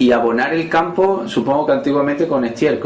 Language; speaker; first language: Spanish; native; Spanish